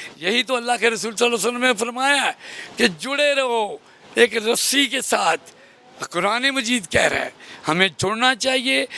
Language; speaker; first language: Urdu; native; Urdu